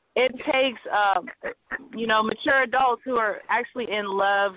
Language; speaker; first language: English; native; English